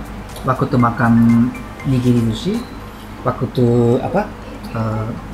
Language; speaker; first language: Indonesian; non-native, learner; Japanese